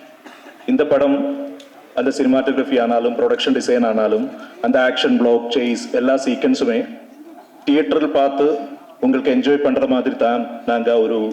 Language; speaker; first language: Tamil; non-native, learner; Malayalam